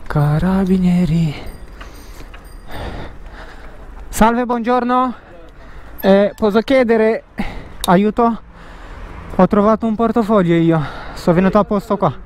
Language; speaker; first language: Italian; non-native, fluent; Romanian